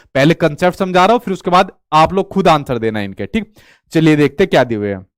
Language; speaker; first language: Hindi; native; Hindi